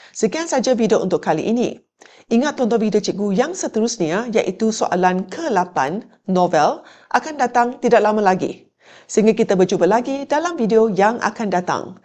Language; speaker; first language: Malay; non-native, local second language; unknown